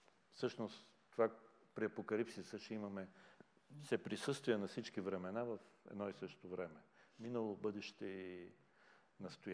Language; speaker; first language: Bulgarian; native; Bulgarian